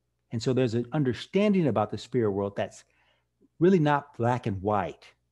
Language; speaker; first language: English; native; English